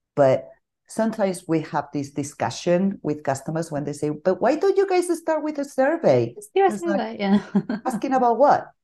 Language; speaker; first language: English; non-native, fluent; Spanish